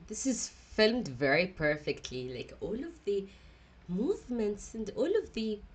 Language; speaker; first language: English; non-native, fluent; Arabic